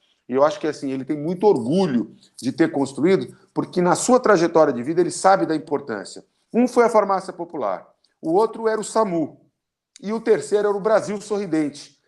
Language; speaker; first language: Portuguese; native; Portuguese